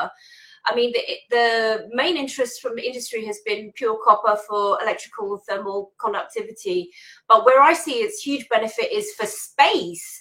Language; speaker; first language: English; native; English